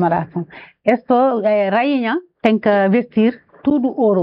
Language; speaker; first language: Portuguese; non-native, learner; Wolof